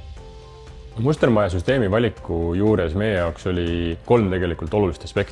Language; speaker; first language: Estonian; native; Estonian